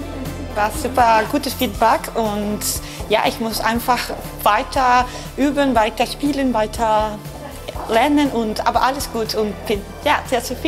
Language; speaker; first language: German; non-native, fluent; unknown